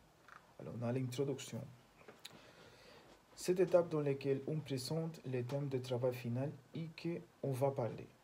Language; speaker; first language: French; non-native, learner; Spanish